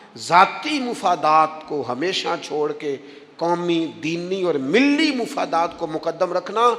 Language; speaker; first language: Urdu; non-native, local second language; Punjabi